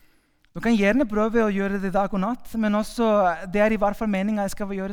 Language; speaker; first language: Norwegian; non-native, fluent; Spanish